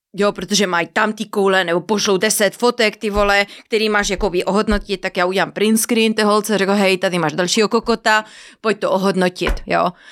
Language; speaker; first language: Czech; non-native, fluent; Spanish